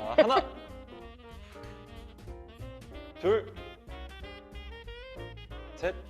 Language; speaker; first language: Korean; native; Korean